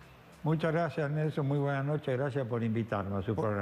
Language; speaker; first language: Spanish; native; Spanish